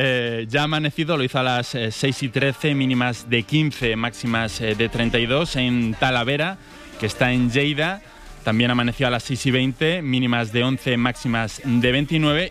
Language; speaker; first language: Spanish; native; Spanish